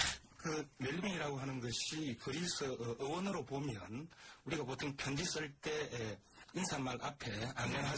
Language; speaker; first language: Korean; native; Korean